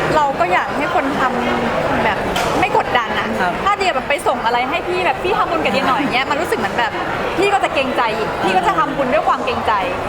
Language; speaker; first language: Thai; native; Thai